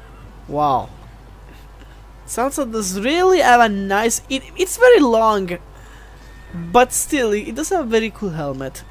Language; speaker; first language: English; non-native, fluent; Italian